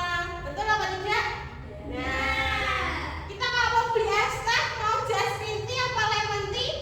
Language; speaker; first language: Indonesian; native; Indonesian